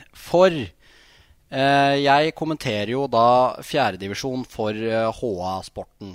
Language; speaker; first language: Norwegian; native; Norwegian